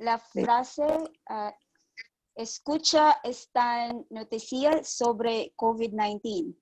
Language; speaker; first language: Spanish; non-native, learner; English